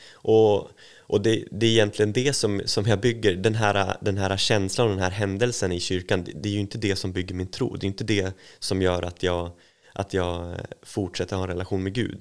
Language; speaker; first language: Swedish; native; Swedish